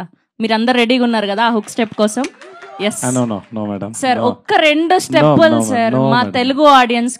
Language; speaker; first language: Telugu; native; Telugu